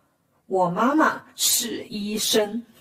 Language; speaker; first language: Chinese; non-native, fluent; Khmer